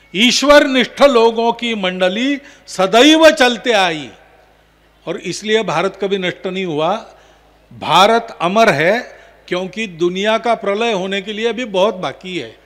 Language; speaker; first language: Hindi; non-native, local second language; Marathi